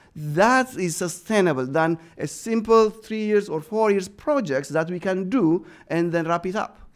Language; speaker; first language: English; non-native, fluent; Amharic